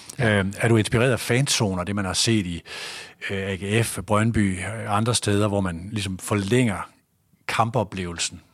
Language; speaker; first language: Danish; native; Danish